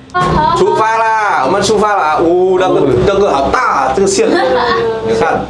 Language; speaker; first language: Chinese; non-native, learner; Vietnamese